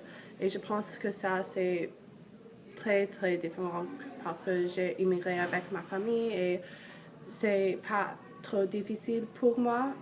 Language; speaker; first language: French; non-native, learner; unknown